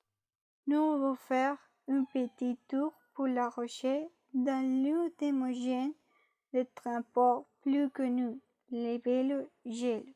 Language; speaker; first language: French; non-native, learner; Spanish